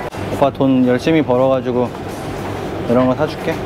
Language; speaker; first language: Korean; native; Korean